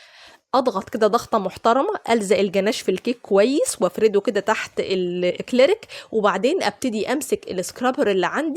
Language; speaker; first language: Arabic; native; Arabic